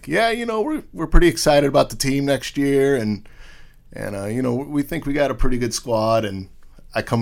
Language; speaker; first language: English; native; English